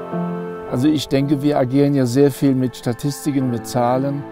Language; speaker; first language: German; native; German